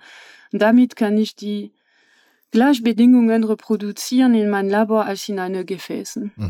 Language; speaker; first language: German; non-native, fluent; French